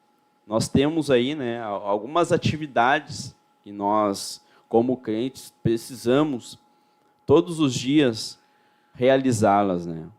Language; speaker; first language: Portuguese; native; Portuguese